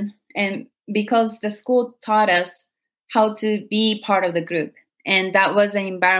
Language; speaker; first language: English; non-native, fluent; Japanese